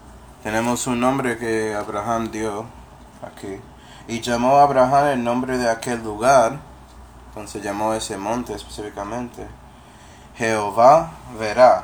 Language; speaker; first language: Spanish; non-native, fluent; English